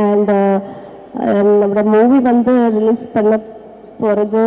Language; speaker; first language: Tamil; non-native, learner; Malayalam